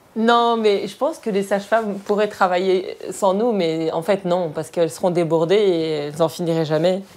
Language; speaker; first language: French; early bilingual, other home language; Arabic